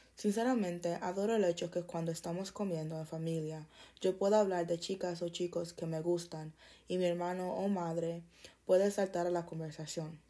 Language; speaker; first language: Spanish; early bilingual, heritage; Spanish